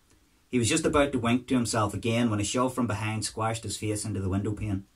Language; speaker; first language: English; native; English